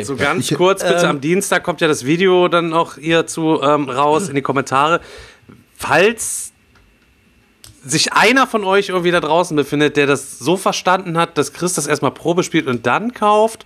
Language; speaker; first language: German; native; German